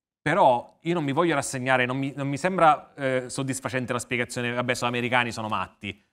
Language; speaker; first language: Italian; native; Italian